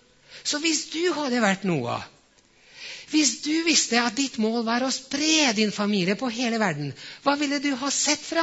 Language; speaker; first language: Norwegian; non-native, fluent; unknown